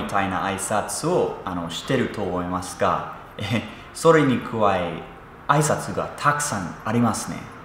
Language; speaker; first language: Japanese; non-native, fluent; English